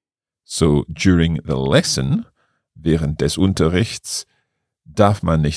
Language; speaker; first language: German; non-native, learner; English